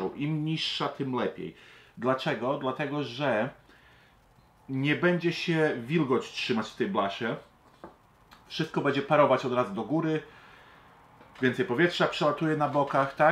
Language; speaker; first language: Polish; early bilingual, heritage; Polish